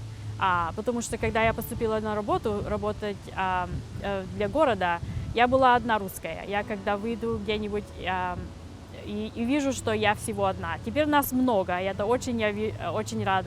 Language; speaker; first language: Russian; early bilingual, heritage; Russian